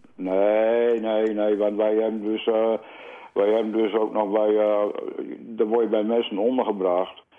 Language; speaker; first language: Dutch; early bilingual, other home language; English